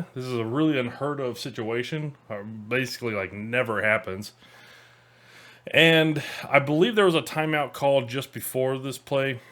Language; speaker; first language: English; native; English